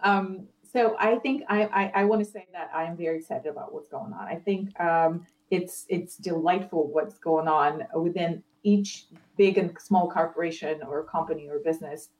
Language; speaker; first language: English; non-native, fluent; Ukrainian